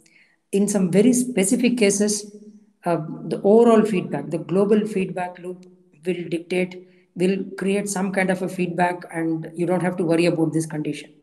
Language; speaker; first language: English; non-native, local second language; Tamil